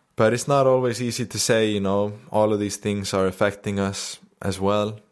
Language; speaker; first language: English; non-native, fluent; Icelandic